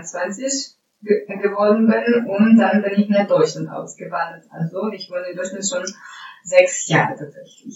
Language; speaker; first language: German; non-native, fluent; Ukrainian